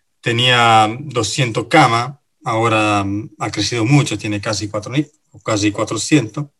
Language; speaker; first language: Spanish; non-native, fluent; Italian